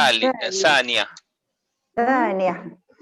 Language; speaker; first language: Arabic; non-native, fluent; Malay